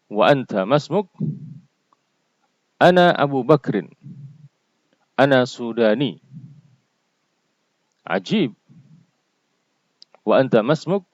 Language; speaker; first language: Arabic; non-native, fluent; Indonesian